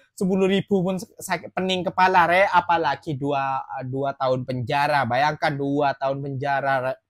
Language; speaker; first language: Indonesian; native; Indonesian